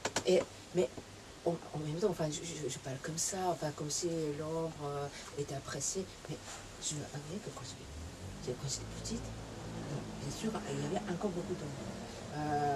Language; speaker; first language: French; non-native, fluent; Japanese